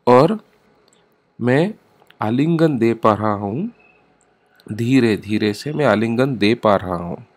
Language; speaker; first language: Hindi; non-native, local second language; Marathi